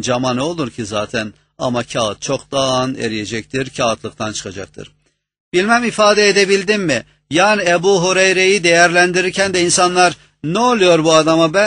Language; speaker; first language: Turkish; native; Turkish